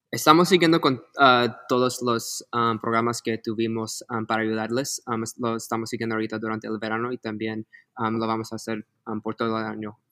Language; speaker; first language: Spanish; early bilingual, heritage; Spanish